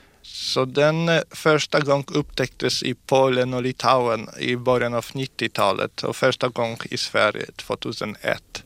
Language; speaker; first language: Swedish; non-native, fluent; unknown